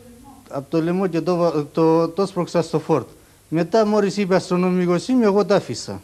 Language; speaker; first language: Greek; non-native, learner; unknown